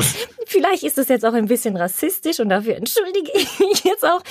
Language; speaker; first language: German; early bilingual, heritage; Polish